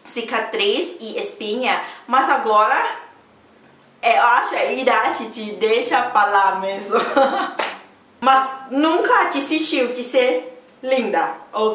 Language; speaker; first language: Portuguese; non-native, learner; Thai